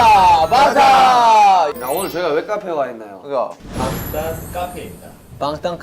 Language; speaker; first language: Korean; native; Korean